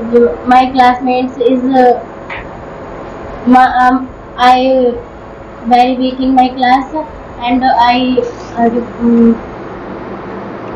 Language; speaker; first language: English; non-native, learner; Hindi